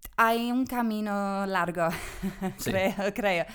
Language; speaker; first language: Spanish; non-native, fluent; English